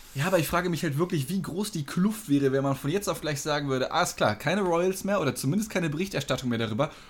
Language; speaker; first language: German; non-native, fluent; English